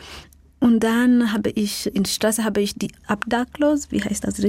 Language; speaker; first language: German; non-native, fluent; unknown